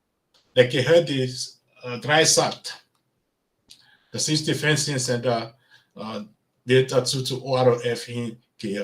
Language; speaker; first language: German; non-native, learner; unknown